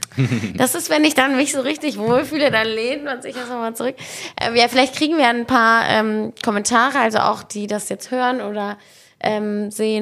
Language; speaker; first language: German; native; German